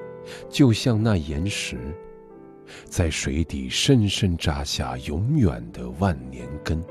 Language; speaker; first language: Chinese; native; Chinese